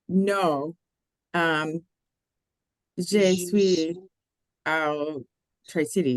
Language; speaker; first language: French; non-native, learner; English